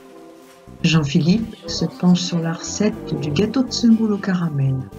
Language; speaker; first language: French; native; French